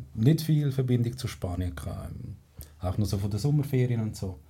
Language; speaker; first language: German; non-native, fluent; Spanish